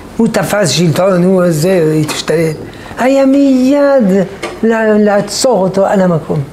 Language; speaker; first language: Hebrew; non-native, fluent; French